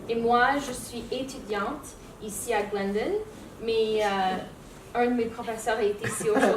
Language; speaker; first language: French; non-native, learner; English